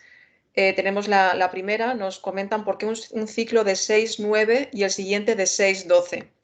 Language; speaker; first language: Spanish; native; Spanish